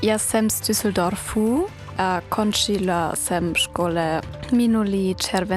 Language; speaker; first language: Czech; non-native, learner; German